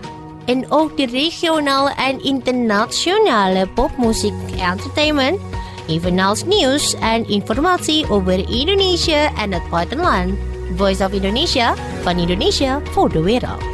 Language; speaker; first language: Dutch; non-native, fluent; Indonesian